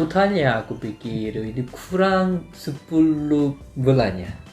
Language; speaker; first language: Indonesian; non-native, learner; Korean